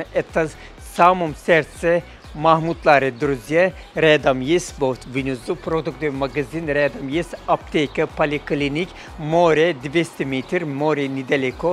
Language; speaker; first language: Russian; non-native, fluent; Turkish